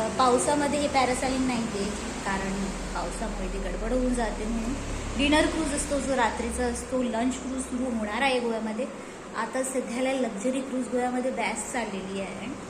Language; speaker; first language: Marathi; non-native, local second language; Konkani